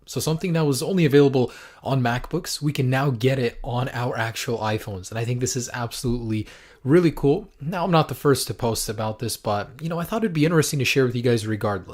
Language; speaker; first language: English; native; English